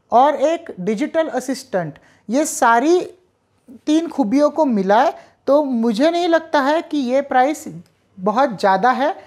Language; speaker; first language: Hindi; non-native, local second language; Marathi